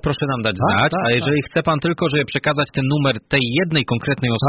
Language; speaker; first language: Polish; native; Polish